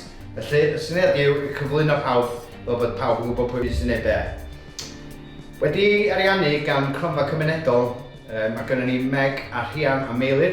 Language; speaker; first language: Welsh; native; Welsh